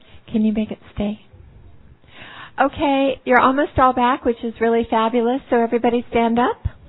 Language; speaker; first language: English; native; English